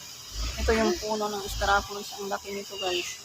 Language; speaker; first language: Filipino; native; Filipino